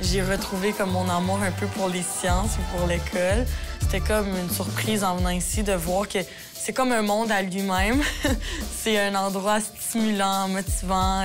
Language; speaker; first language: French; native; French